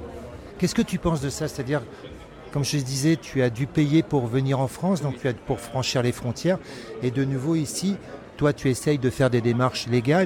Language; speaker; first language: French; native; French